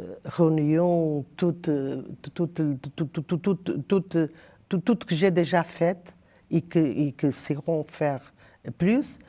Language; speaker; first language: French; non-native, learner; Portuguese